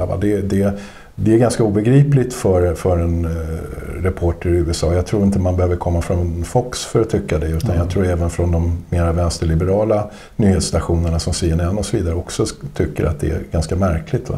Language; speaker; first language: Swedish; native; Swedish